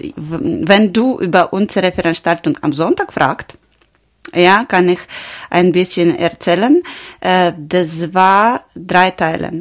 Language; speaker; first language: German; non-native, learner; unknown